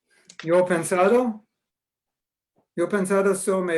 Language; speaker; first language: Spanish; non-native, learner; English